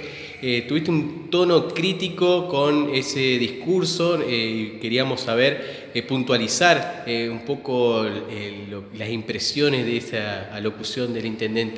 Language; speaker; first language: Spanish; native; Spanish